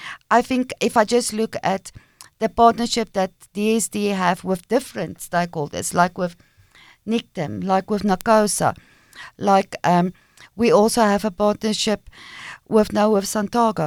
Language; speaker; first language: English; non-native, local second language; Afrikaans